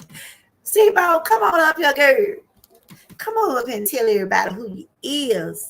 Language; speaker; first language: English; native; English